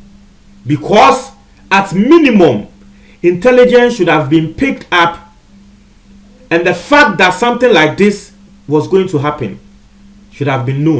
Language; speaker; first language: English; non-native, local second language; Akan